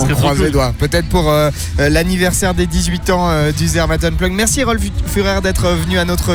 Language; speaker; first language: French; native; French